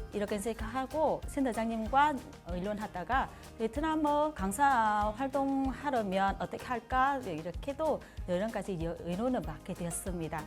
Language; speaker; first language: Korean; non-native, fluent; Vietnamese